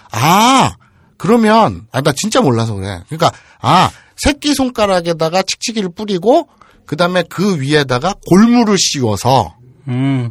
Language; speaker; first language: Korean; native; Korean